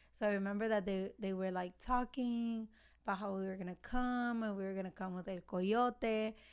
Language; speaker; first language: English; early bilingual, other home language; Spanish